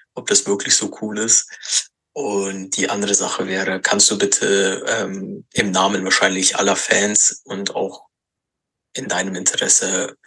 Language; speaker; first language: German; native; German